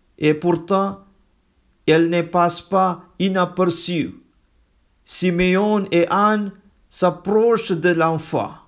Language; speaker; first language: French; non-native, fluent; Malayalam